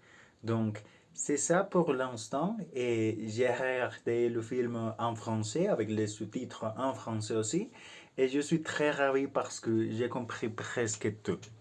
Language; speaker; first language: French; non-native, learner; Spanish